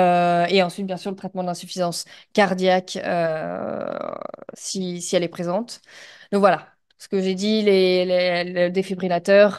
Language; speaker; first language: French; native; French